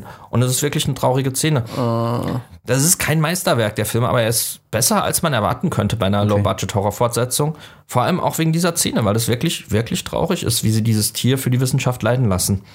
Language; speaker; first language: German; native; German